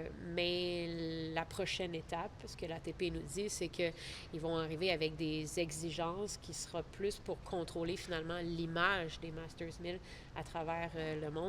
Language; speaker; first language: French; native; French